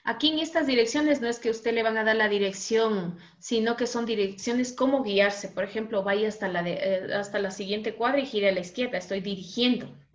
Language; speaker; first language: Spanish; native; Spanish